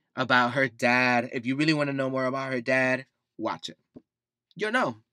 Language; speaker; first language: English; early bilingual, other home language; Spanish